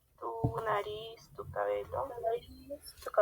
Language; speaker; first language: Spanish; native; Spanish